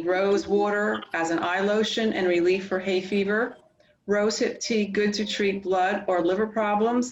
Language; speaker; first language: English; native; English